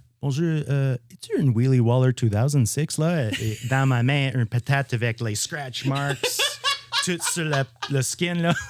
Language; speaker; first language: French; non-native, learner; English